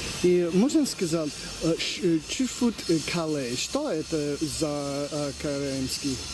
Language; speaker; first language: Russian; non-native, learner; English